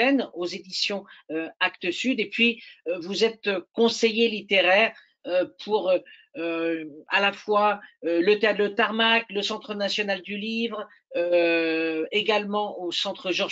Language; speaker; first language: French; native; French